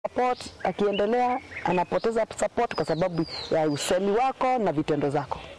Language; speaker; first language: Swahili; non-native, local second language; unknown